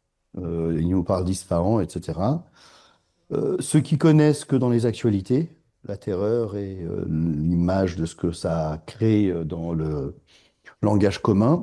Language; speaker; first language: French; non-native, fluent; Persian